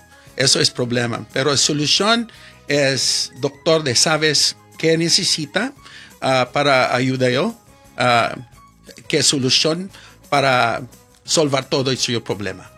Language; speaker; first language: Spanish; non-native, learner; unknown